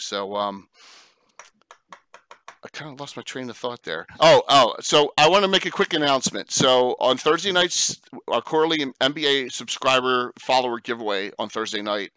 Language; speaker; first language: English; native; English